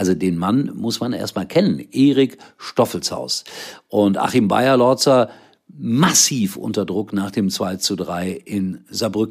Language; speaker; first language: German; native; German